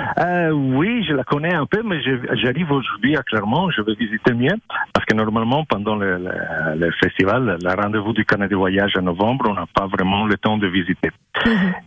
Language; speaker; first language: French; non-native, local second language; Italian